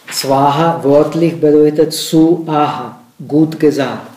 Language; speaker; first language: German; non-native, fluent; Czech